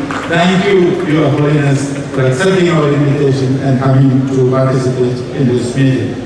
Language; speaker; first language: English; non-native, local second language; Malayalam